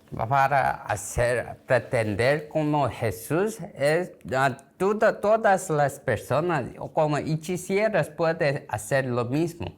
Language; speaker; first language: Spanish; non-native, learner; Korean